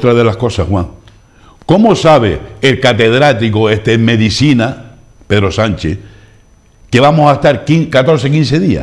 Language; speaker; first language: Spanish; native; Spanish